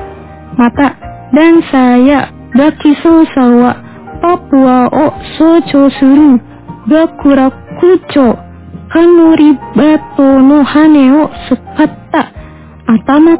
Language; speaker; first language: Japanese; non-native, fluent; Indonesian